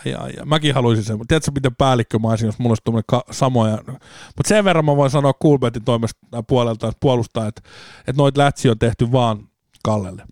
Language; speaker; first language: Finnish; native; Finnish